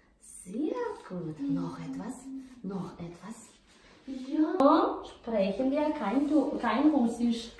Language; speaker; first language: German; non-native, fluent; Russian